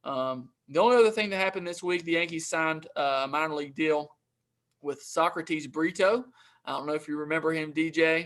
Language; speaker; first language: English; native; English